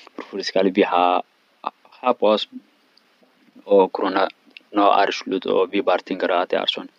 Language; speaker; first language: Swedish; non-native, learner; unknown